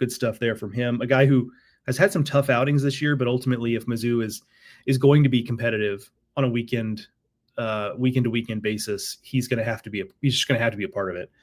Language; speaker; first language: English; native; English